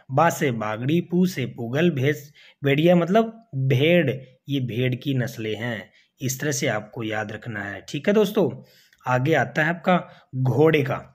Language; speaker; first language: Hindi; native; Hindi